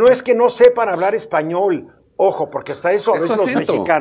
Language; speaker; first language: Spanish; native; Spanish